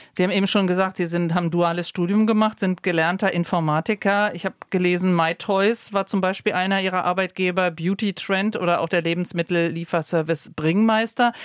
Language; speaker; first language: German; native; German